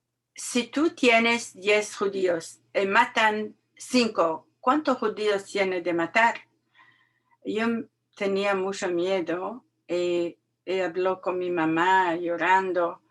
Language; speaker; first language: Spanish; non-native, learner; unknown